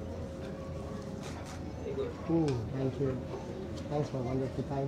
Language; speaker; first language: English; non-native, local second language; Cantonese